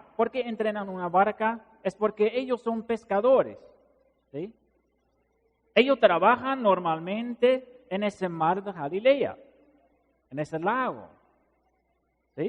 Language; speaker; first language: Spanish; non-native, fluent; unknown